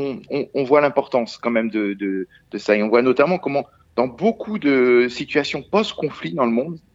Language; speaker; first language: French; native; French